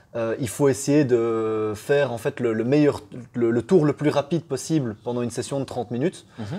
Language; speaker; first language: French; native; French